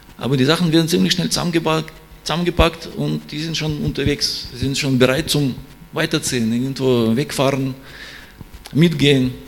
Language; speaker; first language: German; non-native, fluent; Russian